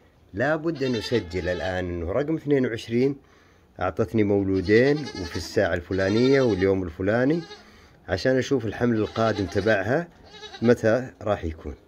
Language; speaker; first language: Arabic; native; Arabic